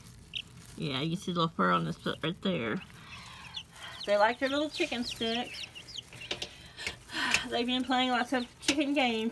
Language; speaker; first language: English; native; English